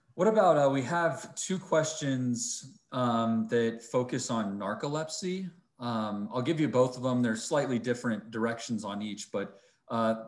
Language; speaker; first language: English; native; English